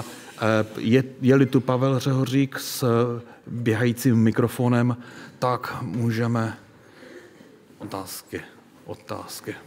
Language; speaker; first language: Czech; native; Czech